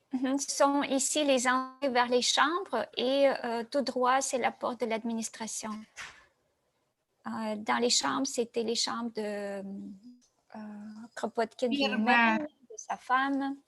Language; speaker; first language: French; non-native, fluent; Russian